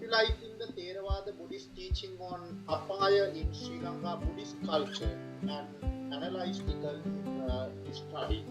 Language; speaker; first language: English; non-native, learner; Sinhala